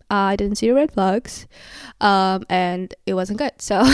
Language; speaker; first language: English; non-native, fluent; Kazakh